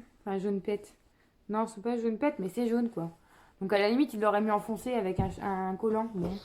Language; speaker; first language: French; native; French